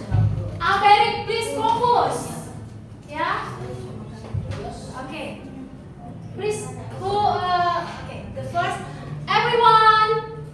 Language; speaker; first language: English; non-native, learner; Indonesian